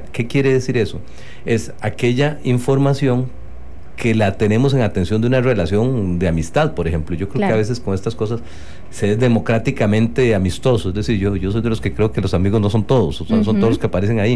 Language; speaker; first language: Spanish; native; Spanish